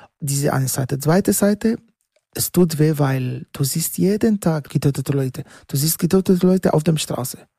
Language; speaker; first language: German; non-native, learner; Arabic